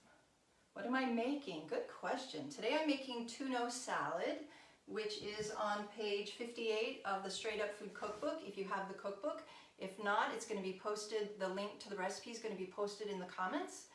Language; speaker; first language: English; native; English